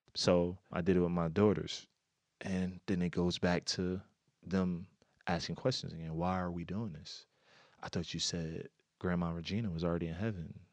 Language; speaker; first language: English; native; English